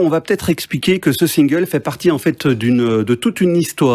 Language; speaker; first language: French; native; French